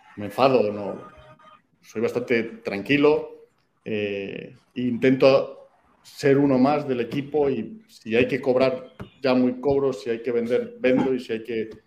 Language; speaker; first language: Spanish; native; Spanish